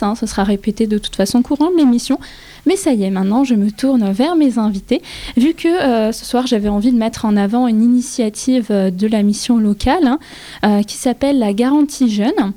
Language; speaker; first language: French; native; French